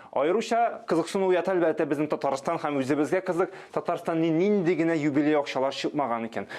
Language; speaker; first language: Tatar; native; Tatar